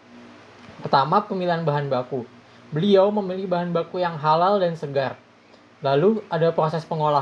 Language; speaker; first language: Indonesian; native; Indonesian